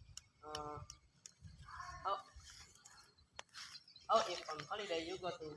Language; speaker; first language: English; non-native, learner; Indonesian